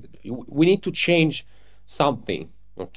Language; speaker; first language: English; non-native, learner; Italian